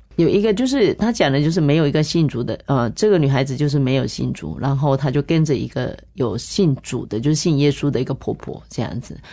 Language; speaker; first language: Chinese; native; Chinese